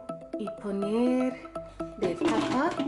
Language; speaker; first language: Spanish; non-native, learner; English